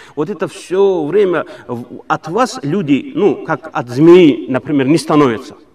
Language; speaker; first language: Russian; non-native, local second language; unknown